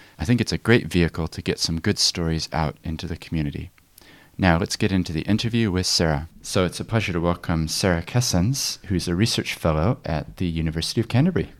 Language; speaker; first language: English; native; English